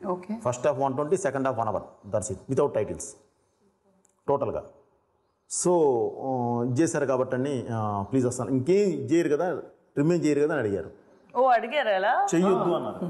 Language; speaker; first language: Telugu; native; Telugu